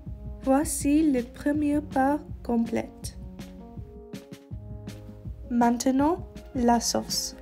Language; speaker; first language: French; non-native, learner; English